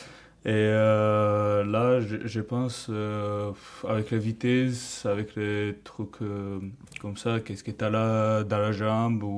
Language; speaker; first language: French; non-native, learner; Georgian